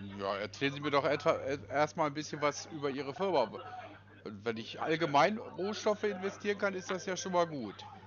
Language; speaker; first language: German; native; German